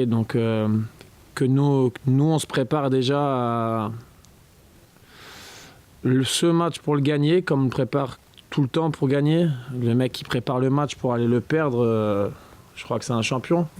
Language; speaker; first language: French; native; French